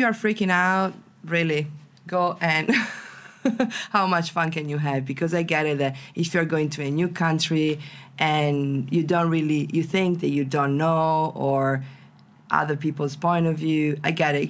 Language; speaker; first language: English; non-native, fluent; Italian